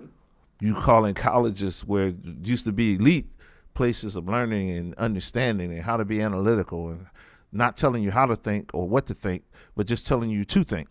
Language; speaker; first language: English; native; English